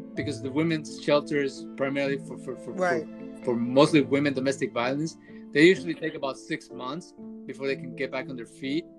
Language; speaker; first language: English; early bilingual, other home language; Spanish